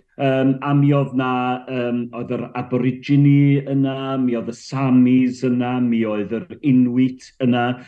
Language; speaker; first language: Welsh; native; Welsh